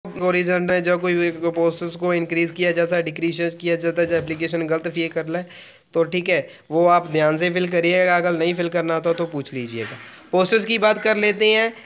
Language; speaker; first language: Hindi; non-native, local second language; Punjabi